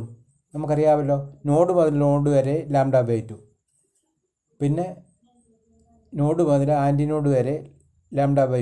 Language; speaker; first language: Malayalam; native; Malayalam